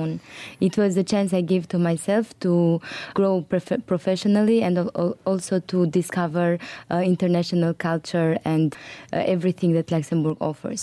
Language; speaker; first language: English; non-native, fluent; Albanian